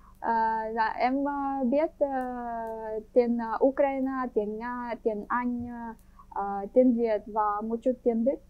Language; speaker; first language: Vietnamese; non-native, fluent; Ukrainian